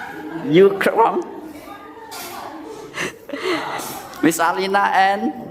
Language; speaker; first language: English; non-native, learner; Indonesian